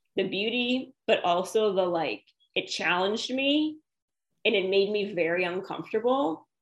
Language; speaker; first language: English; native; English